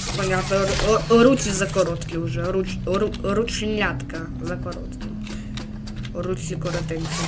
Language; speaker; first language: Ukrainian; non-native, local second language; Russian